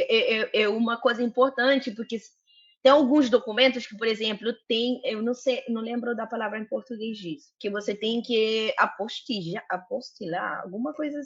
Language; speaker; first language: Portuguese; non-native, fluent; Spanish